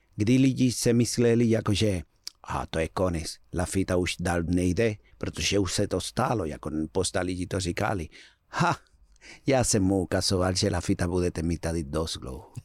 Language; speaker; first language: Czech; non-native, learner; Spanish